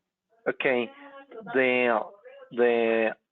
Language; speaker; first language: English; non-native, local second language; Spanish